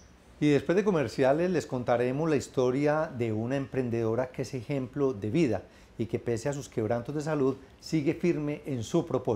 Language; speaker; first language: Spanish; native; Spanish